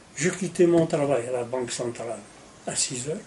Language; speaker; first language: French; non-native, local second language; Arabic